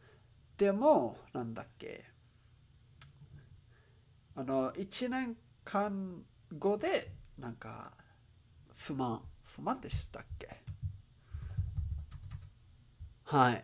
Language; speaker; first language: Japanese; non-native, learner; English